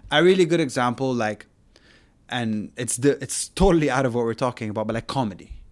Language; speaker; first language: English; non-native, fluent; Arabic